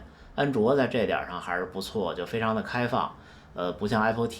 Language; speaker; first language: Chinese; native; Chinese